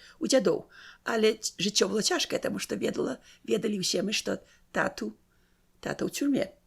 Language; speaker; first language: Belarusian; native; Belarusian